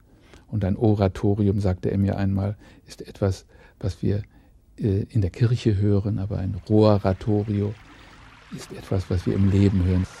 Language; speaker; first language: German; native; German